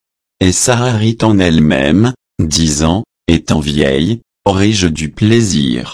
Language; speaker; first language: French; native; French